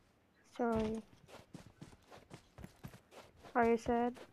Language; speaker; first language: English; non-native, learner; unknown